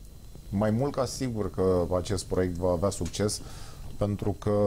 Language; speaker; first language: Romanian; native; Romanian